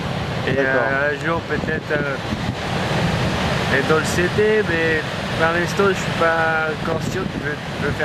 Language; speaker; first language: French; early bilingual, heritage; French